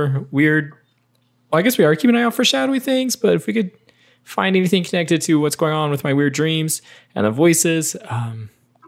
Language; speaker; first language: English; native; English